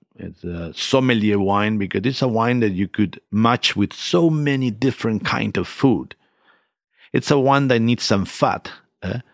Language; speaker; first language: English; non-native, fluent; Spanish